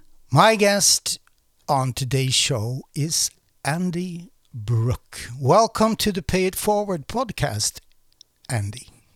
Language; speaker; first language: English; non-native, fluent; Norwegian